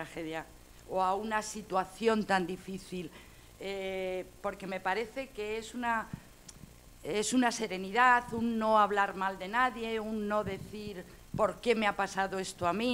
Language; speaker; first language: Spanish; native; Spanish